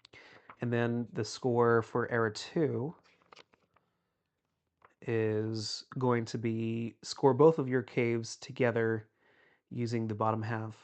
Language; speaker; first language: English; native; English